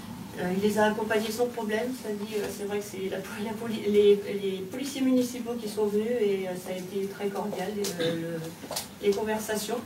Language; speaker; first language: French; native; French